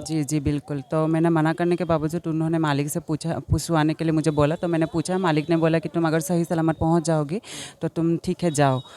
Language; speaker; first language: Hindi; non-native, local second language; Assamese